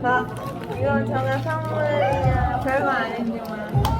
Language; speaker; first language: Korean; non-native, learner; Turkish